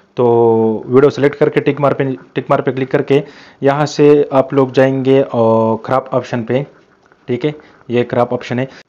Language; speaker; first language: Urdu; non-native, local second language; Pashto